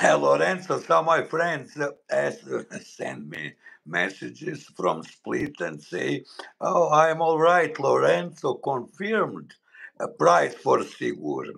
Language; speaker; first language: English; non-native, learner; Bosnian